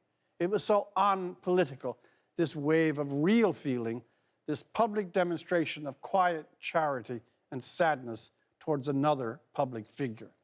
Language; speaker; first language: English; native; English